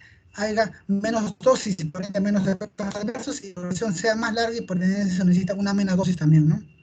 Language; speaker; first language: Spanish; native; Spanish